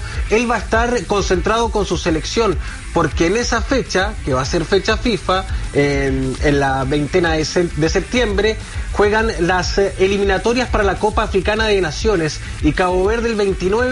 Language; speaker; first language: Spanish; native; Spanish